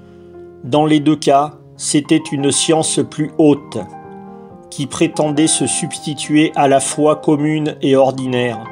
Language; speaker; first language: French; native; French